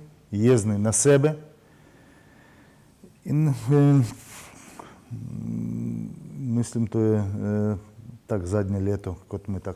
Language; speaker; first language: Slovenian; non-native, learner; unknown